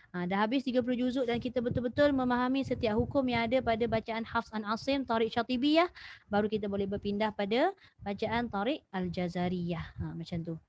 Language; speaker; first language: Malay; native; Malay